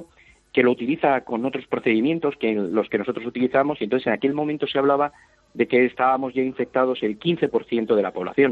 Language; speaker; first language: Spanish; native; Spanish